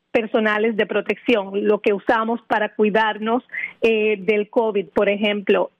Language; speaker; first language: Spanish; native; Spanish